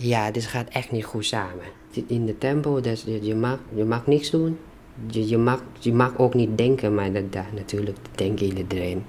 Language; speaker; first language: Dutch; non-native, learner; Thai